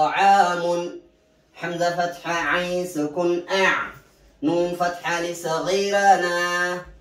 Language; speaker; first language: Arabic; non-native, fluent; Oromo